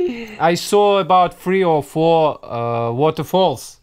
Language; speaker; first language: English; non-native, learner; Russian